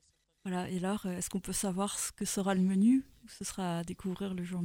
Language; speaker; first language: French; native; French